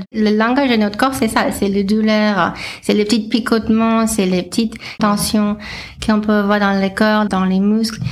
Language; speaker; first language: French; non-native, fluent; English